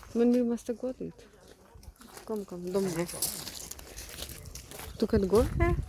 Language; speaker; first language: Swedish; non-native, learner; Punjabi